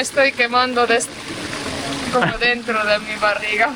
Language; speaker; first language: Spanish; non-native, fluent; Portuguese